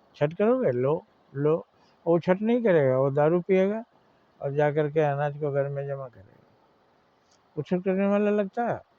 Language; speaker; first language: Hindi; native; Hindi